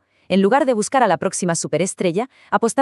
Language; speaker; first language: Spanish; native; Spanish